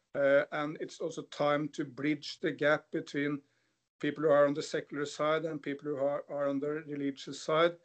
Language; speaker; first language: English; non-native, fluent; Norwegian